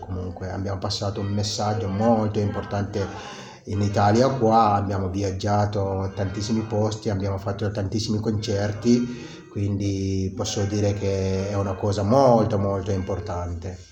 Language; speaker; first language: Italian; non-native, fluent; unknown